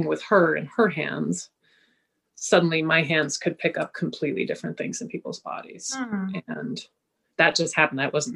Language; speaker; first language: English; native; English